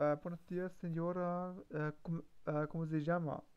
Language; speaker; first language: Portuguese; non-native, learner; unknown